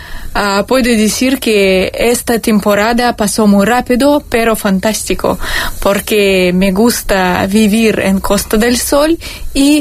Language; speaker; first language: Spanish; non-native, fluent; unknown